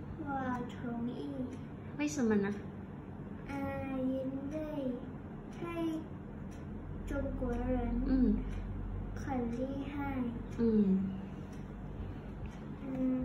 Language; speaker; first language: Chinese; non-native, learner; Thai